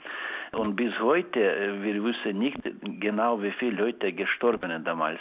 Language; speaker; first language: German; non-native, learner; Ukrainian